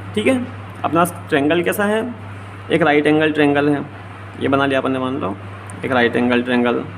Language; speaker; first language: Hindi; native; Hindi